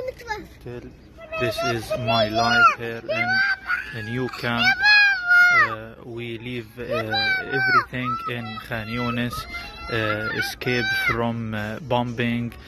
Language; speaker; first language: English; non-native, learner; Arabic